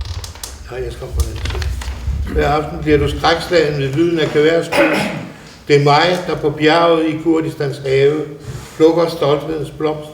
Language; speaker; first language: Danish; native; Danish